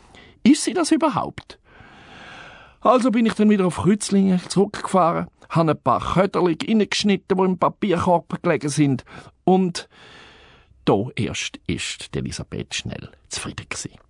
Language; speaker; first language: German; native; German